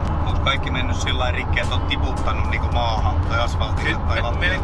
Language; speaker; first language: Finnish; native; Finnish